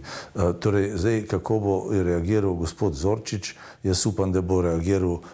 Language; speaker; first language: Slovenian; native; Slovenian